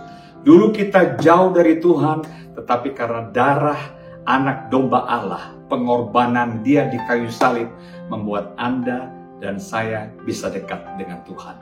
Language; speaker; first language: Indonesian; native; Indonesian